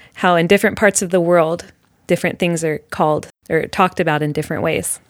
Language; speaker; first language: English; native; English